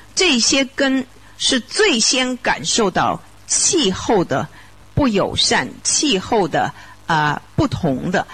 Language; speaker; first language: Chinese; native; Chinese